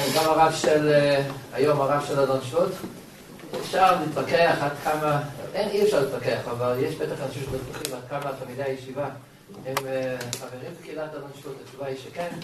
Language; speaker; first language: Hebrew; non-native, fluent; English